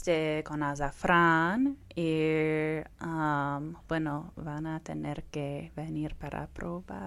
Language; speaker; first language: Spanish; non-native, fluent; English